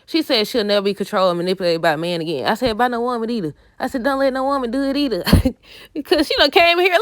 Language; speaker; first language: English; native; English